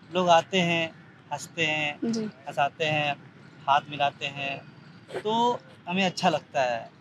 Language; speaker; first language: Hindi; native; Hindi